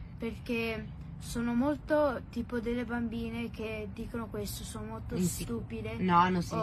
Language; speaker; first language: Italian; early bilingual, heritage; Italian